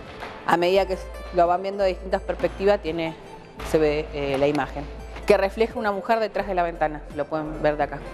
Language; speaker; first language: Spanish; native; Spanish